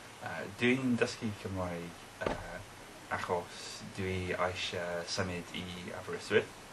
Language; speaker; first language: Welsh; non-native, learner; English